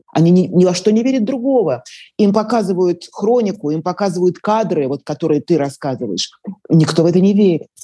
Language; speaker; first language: Russian; native; Russian